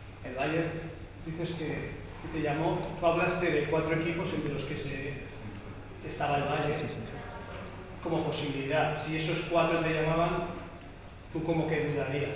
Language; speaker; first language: Spanish; native; Spanish